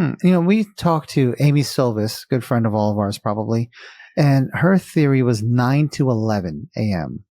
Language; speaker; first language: English; native; English